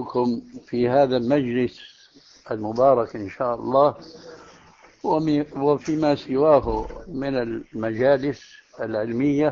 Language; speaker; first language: Arabic; early bilingual, other home language; Albanian